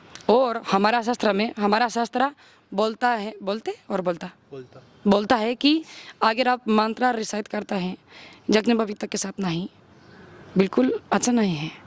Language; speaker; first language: Hindi; non-native, learner; Spanish